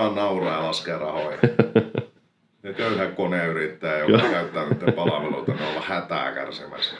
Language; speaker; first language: Finnish; native; Finnish